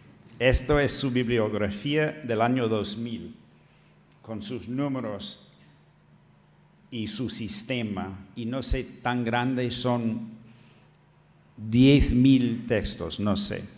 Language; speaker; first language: Spanish; non-native, fluent; English